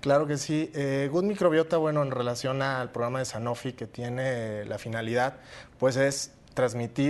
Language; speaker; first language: Spanish; native; Spanish